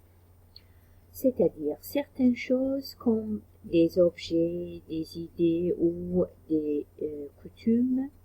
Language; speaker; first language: French; non-native, fluent; Arabic